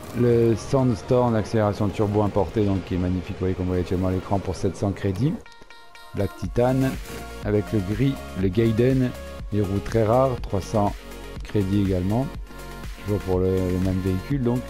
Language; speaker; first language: French; native; French